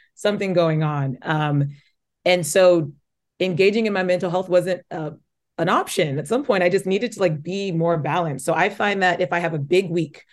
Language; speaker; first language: English; native; English